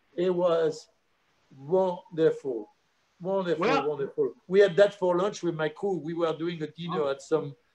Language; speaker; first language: English; non-native, fluent; French